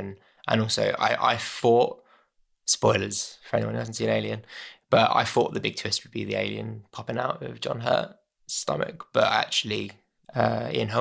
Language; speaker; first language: English; native; English